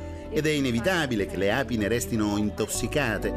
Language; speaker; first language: Italian; native; Italian